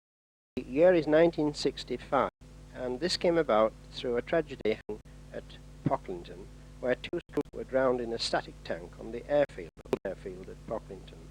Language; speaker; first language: English; native; English